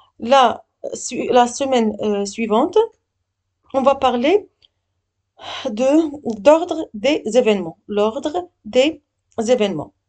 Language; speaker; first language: French; non-native, local second language; Arabic